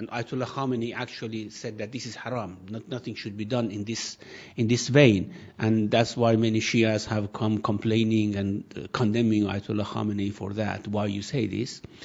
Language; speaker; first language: English; non-native, fluent; Persian